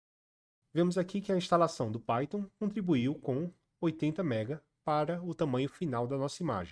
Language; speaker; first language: Portuguese; native; Portuguese